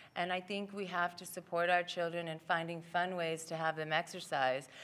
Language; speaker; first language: English; native; English